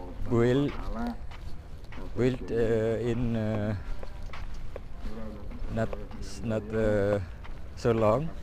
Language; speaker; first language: English; non-native, learner; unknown